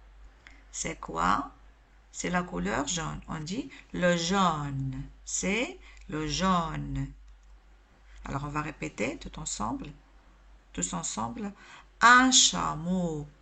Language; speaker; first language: French; non-native, local second language; Arabic